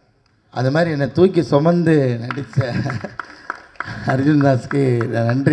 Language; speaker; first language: Tamil; native; Tamil